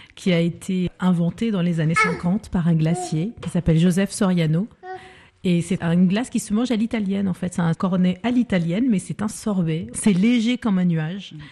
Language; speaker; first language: French; early bilingual, other home language; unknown